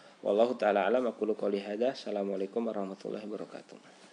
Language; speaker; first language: Indonesian; native; Indonesian